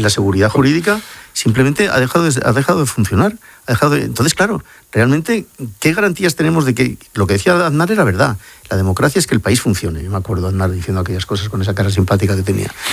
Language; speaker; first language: Spanish; native; Spanish